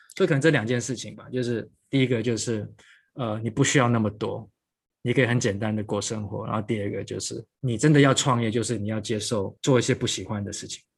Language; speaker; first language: Chinese; non-native, local second language; Cantonese